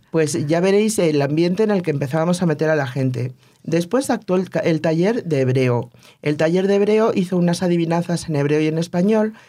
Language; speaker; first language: Spanish; native; Spanish